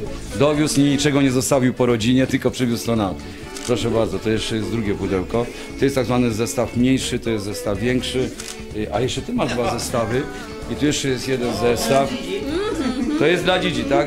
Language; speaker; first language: Polish; native; Polish